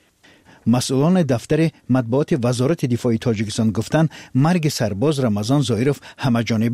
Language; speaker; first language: Persian; native; Persian